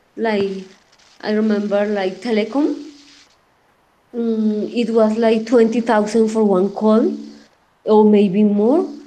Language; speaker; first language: English; non-native, learner; Spanish